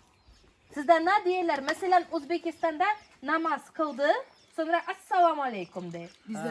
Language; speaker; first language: Turkish; non-native, learner; Russian